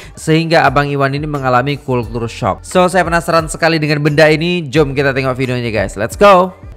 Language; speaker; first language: Indonesian; native; Indonesian